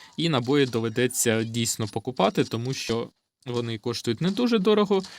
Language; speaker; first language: Ukrainian; non-native, local second language; Russian